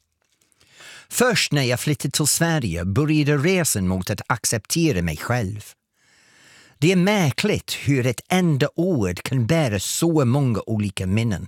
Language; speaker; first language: Swedish; non-native, fluent; English